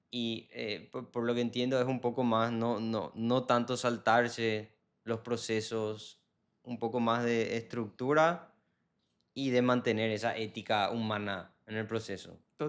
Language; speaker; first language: Spanish; native; Spanish